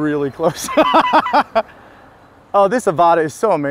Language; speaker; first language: English; native; English